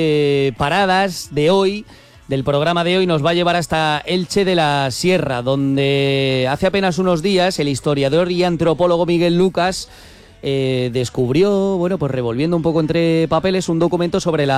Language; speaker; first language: Spanish; native; Spanish